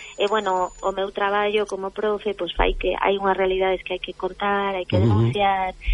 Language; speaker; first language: Galician; non-native, local second language; Spanish